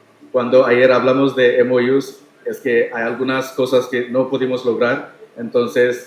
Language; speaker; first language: Spanish; non-native, learner; Tamil